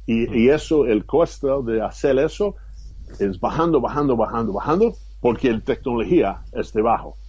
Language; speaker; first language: Spanish; non-native, fluent; English